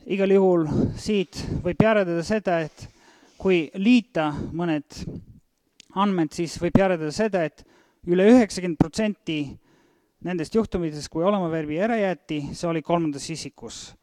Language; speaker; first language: Estonian; non-native, fluent; Bulgarian